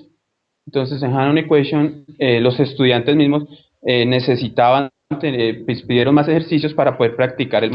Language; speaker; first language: Spanish; native; Spanish